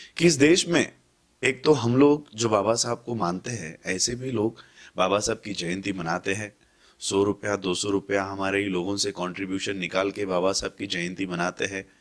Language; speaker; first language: Hindi; non-native, local second language; Marathi